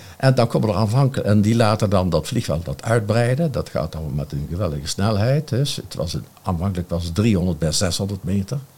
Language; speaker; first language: Dutch; native; Dutch